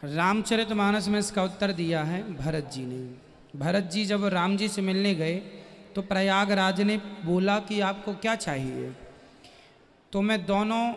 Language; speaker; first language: Hindi; native; Hindi